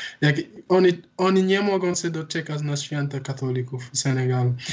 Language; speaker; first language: Polish; non-native, learner; Wolof